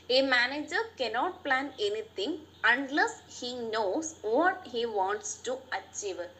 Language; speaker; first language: English; non-native, local second language; Malayalam